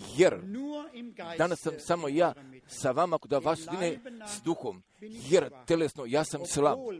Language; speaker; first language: Croatian; early bilingual, heritage; Croatian